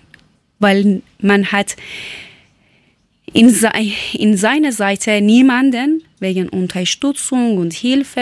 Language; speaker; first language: German; non-native, learner; Persian